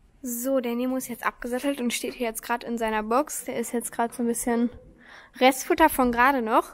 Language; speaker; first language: German; native; German